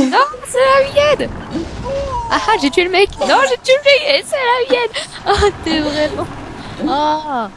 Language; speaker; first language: French; native; French